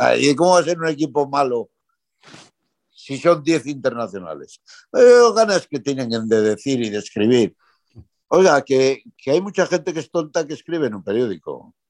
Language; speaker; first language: Spanish; native; Spanish